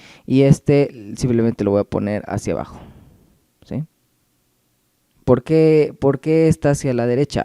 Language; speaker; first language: Spanish; native; Spanish